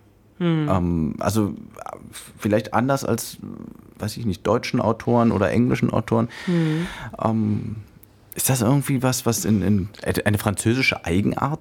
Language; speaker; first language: German; native; German